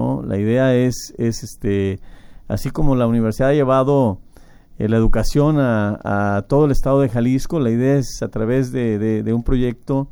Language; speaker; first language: Spanish; native; Spanish